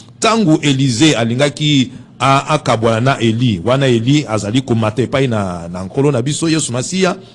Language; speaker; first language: Lingala; native; Lingala